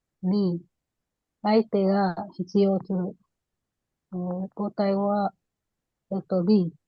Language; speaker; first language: Japanese; non-native, learner; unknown